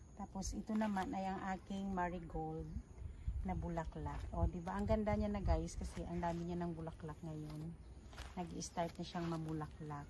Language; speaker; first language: Filipino; non-native, local second language; Cebuano